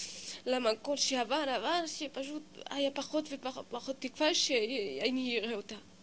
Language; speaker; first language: Hebrew; non-native, fluent; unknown